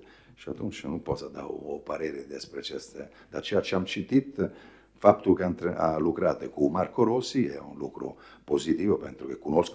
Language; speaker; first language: Romanian; non-native, fluent; Italian